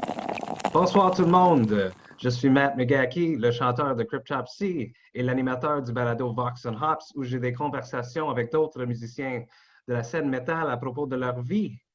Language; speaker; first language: French; non-native, local second language; English